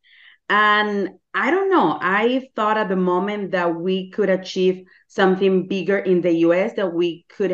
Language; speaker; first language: English; non-native, fluent; Spanish